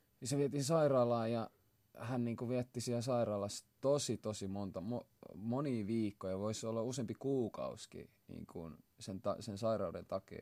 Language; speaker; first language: Finnish; early bilingual, other home language; Swahili